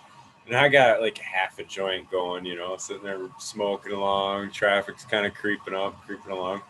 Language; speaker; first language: English; native; English